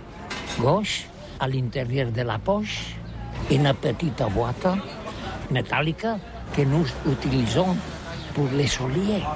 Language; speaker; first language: French; non-native, learner; Catalan